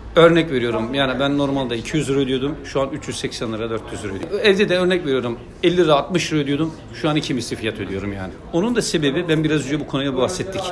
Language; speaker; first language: Turkish; native; Turkish